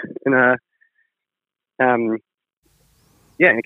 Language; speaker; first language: English; native; English